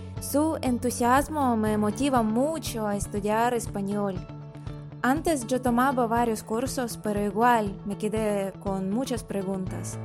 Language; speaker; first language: Spanish; non-native, fluent; Russian